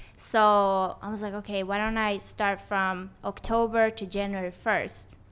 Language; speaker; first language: English; non-native, fluent; Swedish